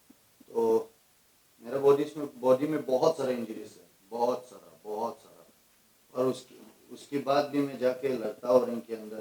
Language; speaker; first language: Hindi; non-native, fluent; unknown